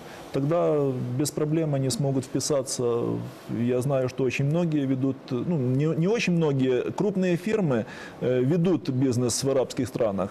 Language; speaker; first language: Russian; native; Russian